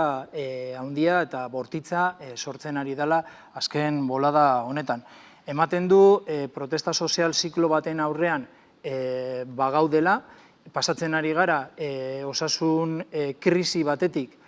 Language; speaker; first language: Basque; native; Basque